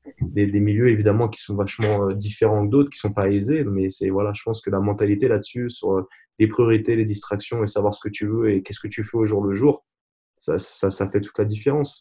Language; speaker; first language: French; native; French